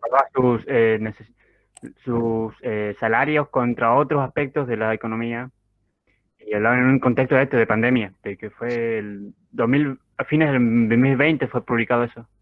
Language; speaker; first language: Spanish; native; Spanish